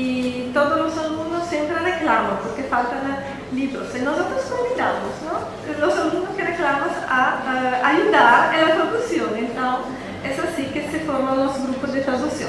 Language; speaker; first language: Spanish; non-native, fluent; Italian